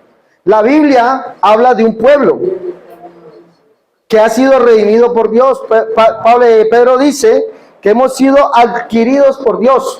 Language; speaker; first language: Spanish; native; Spanish